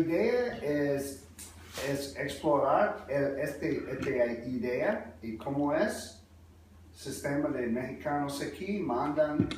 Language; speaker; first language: Spanish; non-native, learner; English